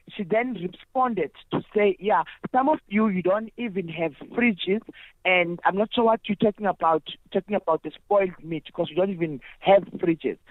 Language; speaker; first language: English; non-native, local second language; Zulu